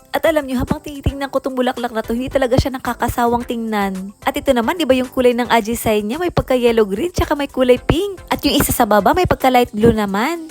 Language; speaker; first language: Filipino; native; Filipino